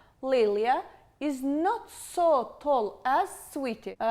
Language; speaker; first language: English; non-native, fluent; Azerbaijani